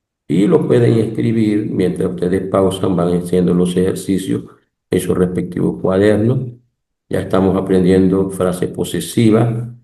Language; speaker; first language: Spanish; non-native, local second language; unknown